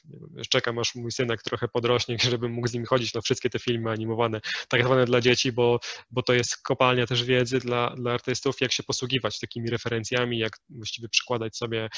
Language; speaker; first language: Polish; native; Polish